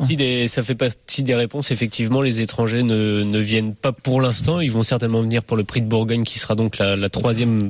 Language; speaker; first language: French; native; French